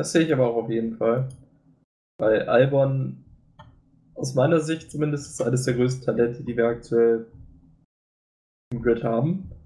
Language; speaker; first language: German; native; German